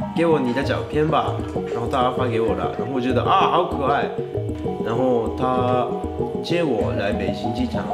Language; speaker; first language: Chinese; non-native, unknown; Japanese